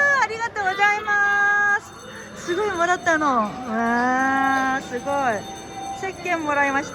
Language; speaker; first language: Japanese; non-native, fluent; Korean